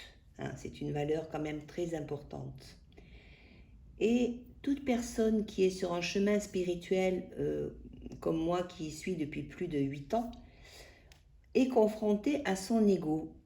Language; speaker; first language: French; native; French